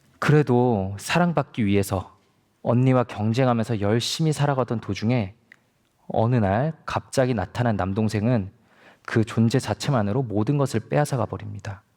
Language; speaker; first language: Korean; native; Korean